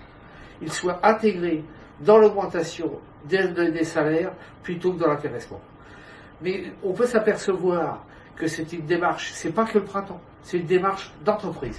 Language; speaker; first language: French; native; French